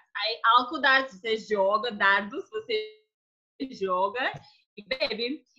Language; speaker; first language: Portuguese; non-native, fluent; Russian